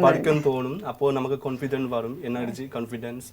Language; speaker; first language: Malayalam; non-native, learner; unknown